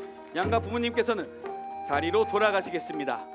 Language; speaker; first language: Korean; native; Korean